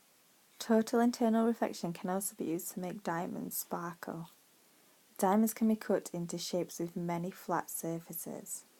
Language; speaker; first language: English; native; English